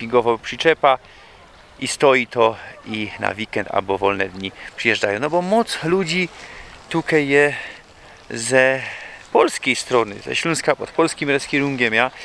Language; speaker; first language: Polish; non-native, local second language; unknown